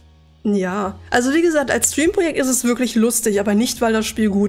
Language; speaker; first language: German; native; German